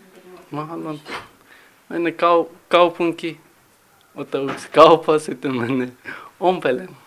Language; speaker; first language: Finnish; non-native, learner; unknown